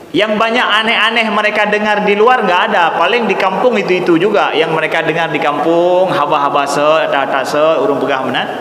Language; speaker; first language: Malay; non-native, local second language; Achinese